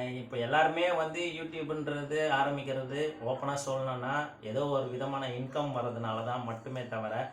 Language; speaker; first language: Tamil; native; Tamil